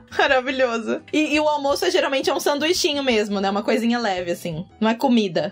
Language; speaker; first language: Portuguese; native; Portuguese